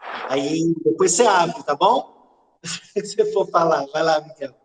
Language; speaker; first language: Portuguese; native; Portuguese